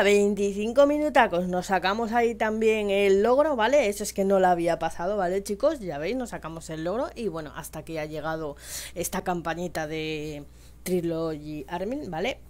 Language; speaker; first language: Spanish; native; Spanish